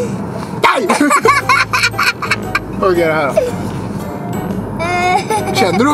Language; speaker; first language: Swedish; native; Swedish